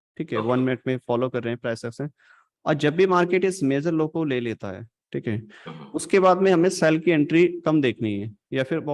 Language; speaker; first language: Hindi; native; Hindi